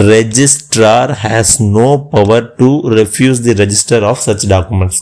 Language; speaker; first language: English; non-native, local second language; Tamil